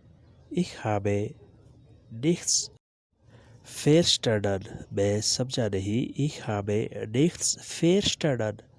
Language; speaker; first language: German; non-native, learner; Urdu